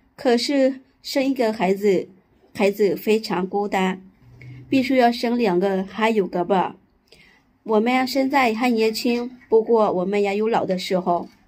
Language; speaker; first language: Chinese; non-native, fluent; Lao